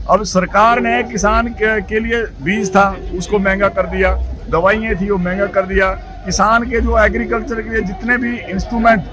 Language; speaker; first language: Hindi; native; Hindi